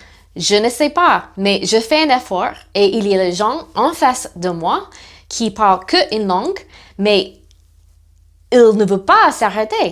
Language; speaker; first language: French; non-native, fluent; English